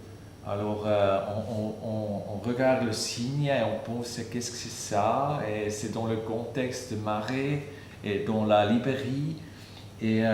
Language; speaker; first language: French; non-native, fluent; German